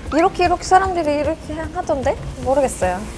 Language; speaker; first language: Korean; non-native, fluent; Turkish